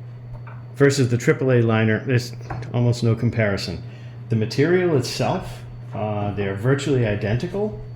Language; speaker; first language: English; native; English